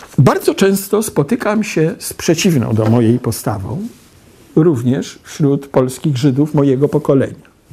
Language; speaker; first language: Polish; native; Polish